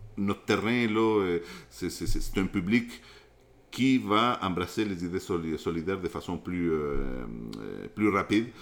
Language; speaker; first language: French; non-native, fluent; Spanish